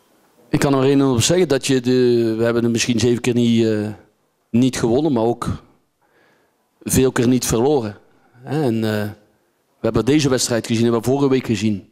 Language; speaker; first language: Dutch; native; Dutch